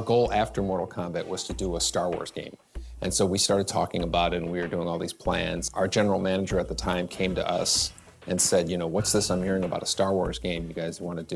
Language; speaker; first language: English; native; English